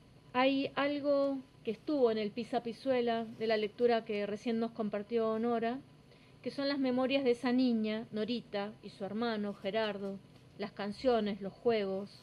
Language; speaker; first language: Spanish; native; Spanish